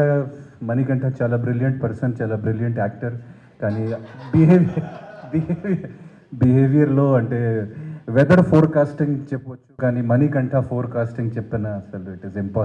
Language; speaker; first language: Telugu; non-native, local second language; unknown